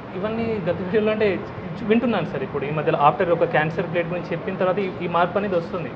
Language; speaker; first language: Telugu; non-native, fluent; Hindi